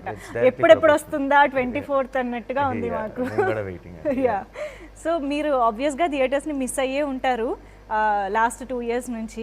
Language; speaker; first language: Telugu; native; Telugu